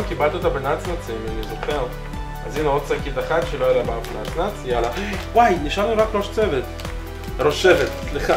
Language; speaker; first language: Hebrew; native; Hebrew